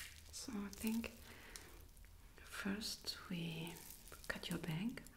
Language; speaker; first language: English; non-native, fluent; German